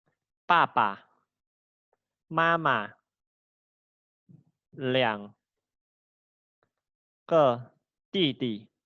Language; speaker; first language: Chinese; non-native, fluent; Khmer